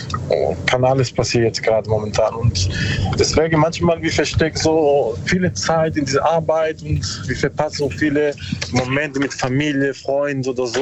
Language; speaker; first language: German; non-native, learner; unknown